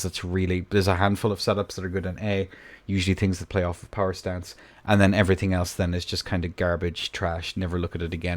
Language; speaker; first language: English; native; English